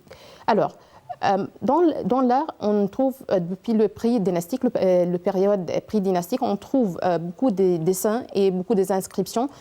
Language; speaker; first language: French; non-native, learner; Arabic